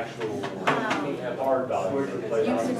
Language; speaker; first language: English; native; English